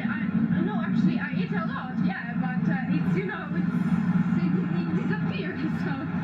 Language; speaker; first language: English; non-native, learner; Polish